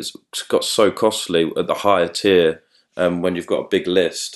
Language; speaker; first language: English; native; English